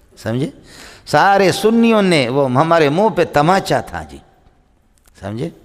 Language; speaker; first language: Urdu; non-native, local second language; Brahui